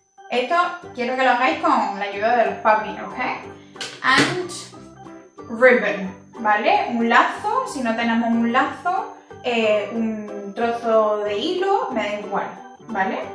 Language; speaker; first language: Spanish; native; Spanish